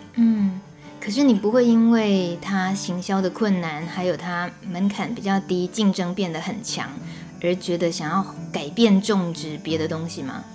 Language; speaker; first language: Chinese; native; Chinese